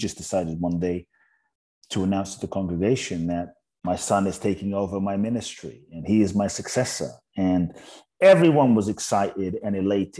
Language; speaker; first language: English; native; English